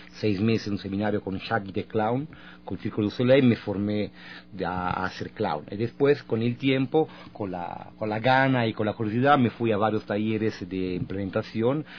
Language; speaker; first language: Spanish; non-native, fluent; Italian